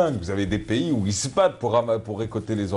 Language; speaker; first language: French; non-native, local second language; Arabic